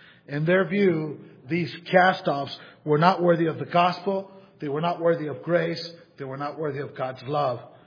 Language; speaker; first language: English; native; English